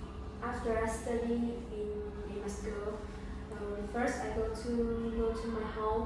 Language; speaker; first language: English; non-native, learner; Vietnamese